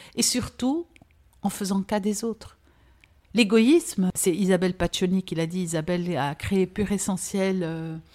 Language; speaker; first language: French; native; French